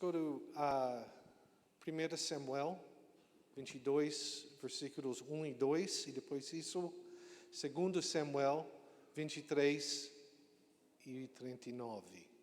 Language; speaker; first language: Portuguese; non-native, learner; English